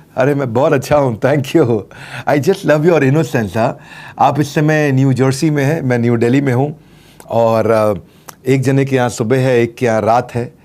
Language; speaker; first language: Hindi; native; Hindi